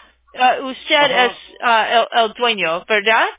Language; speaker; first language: Spanish; non-native, learner; English